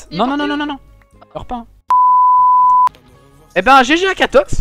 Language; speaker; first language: French; native; French